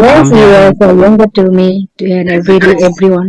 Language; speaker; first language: English; non-native, learner; Bangla